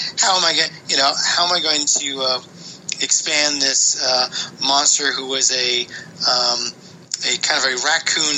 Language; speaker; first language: English; native; English